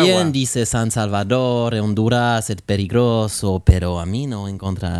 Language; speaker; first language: Spanish; non-native, learner; French